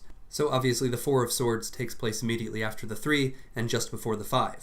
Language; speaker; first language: English; native; English